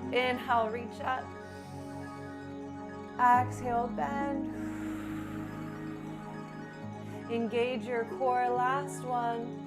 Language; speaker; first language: English; native; English